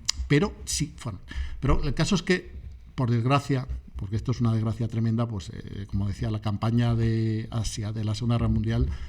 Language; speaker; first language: Spanish; native; Spanish